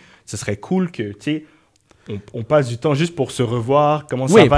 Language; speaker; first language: French; native; French